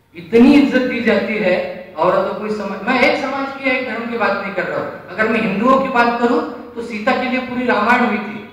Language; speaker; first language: Hindi; non-native, local second language; Marathi